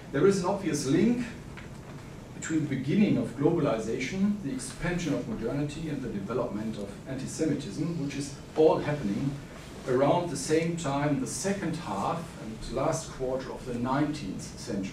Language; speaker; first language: English; non-native, fluent; German